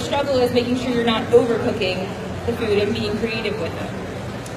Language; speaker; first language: English; native; English